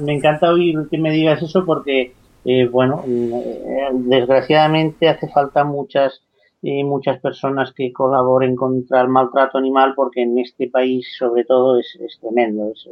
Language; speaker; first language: Spanish; native; Spanish